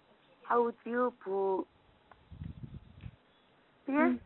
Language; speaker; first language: Chinese; non-native, learner; Korean